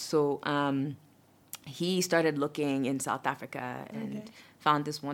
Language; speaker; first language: English; non-native, fluent; French